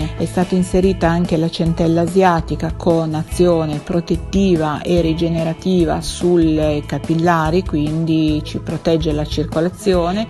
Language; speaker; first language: Italian; native; Italian